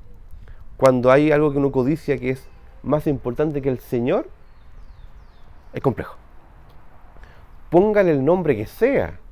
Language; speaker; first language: Spanish; native; Spanish